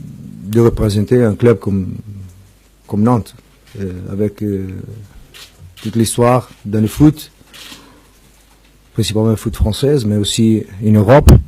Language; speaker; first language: French; non-native, fluent; Portuguese